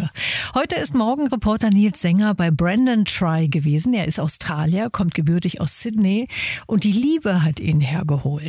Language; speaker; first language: German; native; German